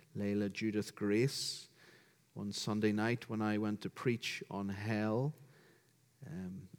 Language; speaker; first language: English; native; English